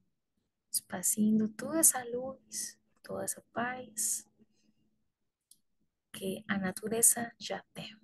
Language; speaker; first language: Portuguese; non-native, learner; Spanish